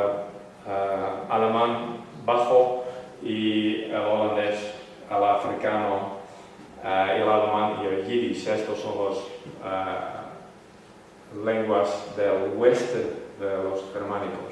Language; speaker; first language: Spanish; non-native, fluent; Western Frisian